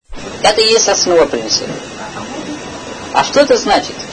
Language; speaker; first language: Russian; non-native, learner; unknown